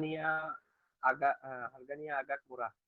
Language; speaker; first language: Indonesian; non-native, learner; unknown